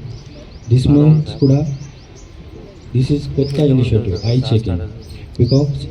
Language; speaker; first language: Telugu; non-native, learner; Hindi